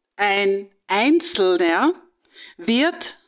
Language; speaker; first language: German; native; German